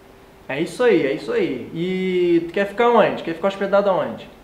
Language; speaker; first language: Portuguese; native; Portuguese